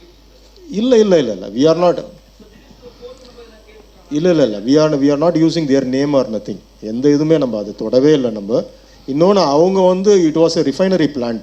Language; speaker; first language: Tamil; native; Tamil